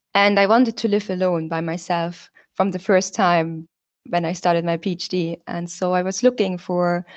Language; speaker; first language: English; non-native, fluent; German